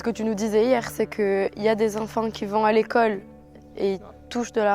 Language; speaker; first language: French; native; French